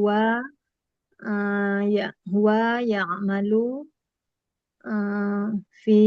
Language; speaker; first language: Arabic; non-native, learner; Indonesian